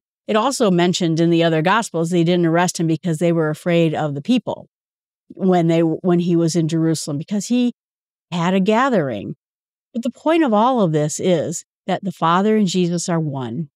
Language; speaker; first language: English; native; English